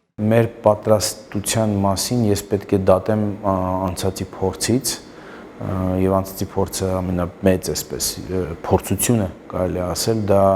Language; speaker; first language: Armenian; native; Armenian